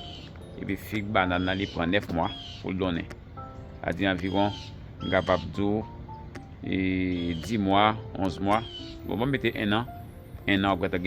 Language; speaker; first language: French; non-native, learner; Haitian Creole